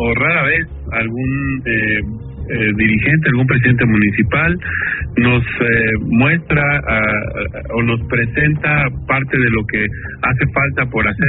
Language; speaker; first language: Spanish; native; Spanish